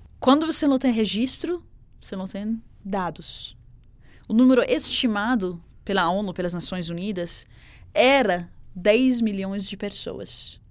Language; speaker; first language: Portuguese; non-native, fluent; Arabic